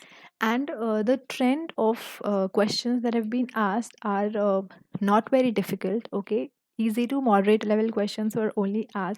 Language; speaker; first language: English; non-native, local second language; Hindi